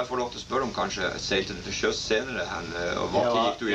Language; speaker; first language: Norwegian; native; Norwegian